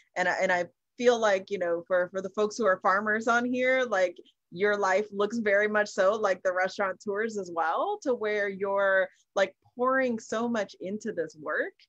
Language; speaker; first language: English; native; English